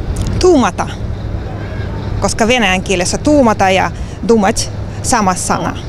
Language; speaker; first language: Finnish; non-native, learner; Russian